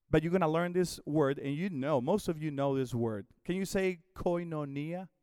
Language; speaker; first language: English; non-native, fluent; Spanish